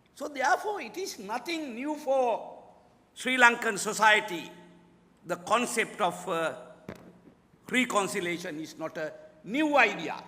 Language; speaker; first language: English; non-native, local second language; Sinhala